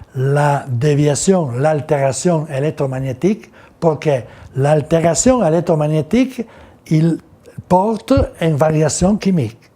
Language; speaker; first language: French; non-native, learner; Italian